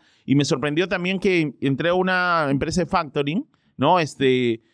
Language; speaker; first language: Spanish; native; Spanish